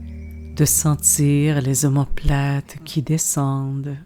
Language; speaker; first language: French; native; French